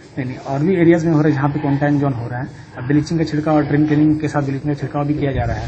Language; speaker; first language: Hindi; native; Hindi